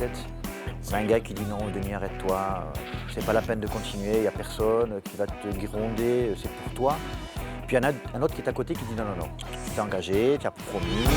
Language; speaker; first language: French; native; French